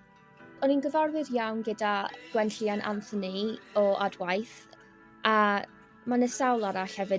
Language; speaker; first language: Welsh; non-native, local second language; English